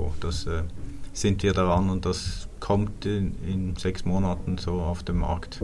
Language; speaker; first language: German; non-native, fluent; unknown